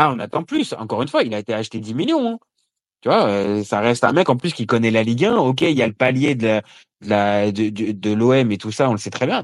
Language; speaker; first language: French; native; French